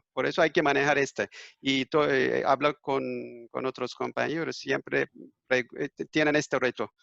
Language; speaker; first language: Spanish; non-native, fluent; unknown